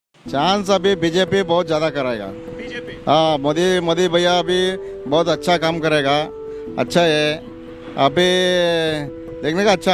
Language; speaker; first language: Hindi; non-native, local second language; Kannada